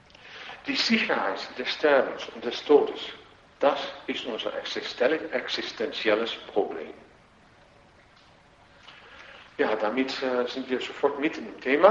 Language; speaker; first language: German; non-native, fluent; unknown